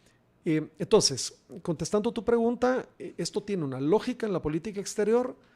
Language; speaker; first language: Spanish; native; Spanish